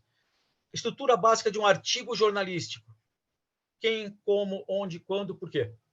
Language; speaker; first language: Portuguese; native; Portuguese